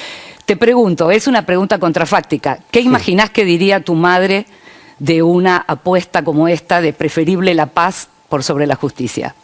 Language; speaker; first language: Spanish; native; Spanish